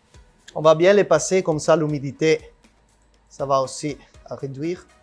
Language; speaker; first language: French; non-native, learner; Italian